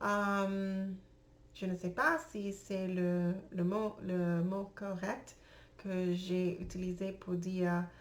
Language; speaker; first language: French; non-native, learner; English